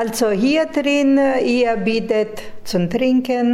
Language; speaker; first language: German; non-native, fluent; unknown